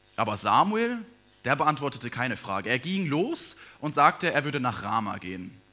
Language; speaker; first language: German; native; German